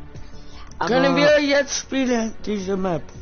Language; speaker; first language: German; non-native, learner; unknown